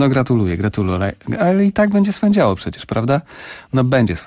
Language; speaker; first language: Polish; native; Polish